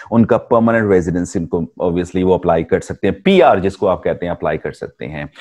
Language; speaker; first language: Urdu; non-native, local second language; Punjabi